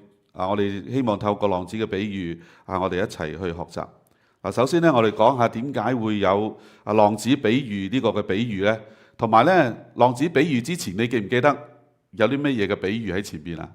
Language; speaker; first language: Chinese; native; Chinese